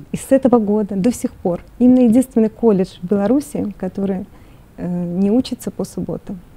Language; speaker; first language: Russian; native; Russian